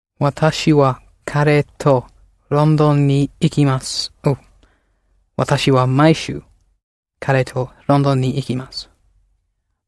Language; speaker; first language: Japanese; non-native, learner; English